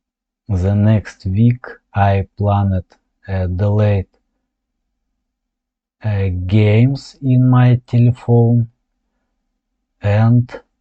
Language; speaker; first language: English; non-native, learner; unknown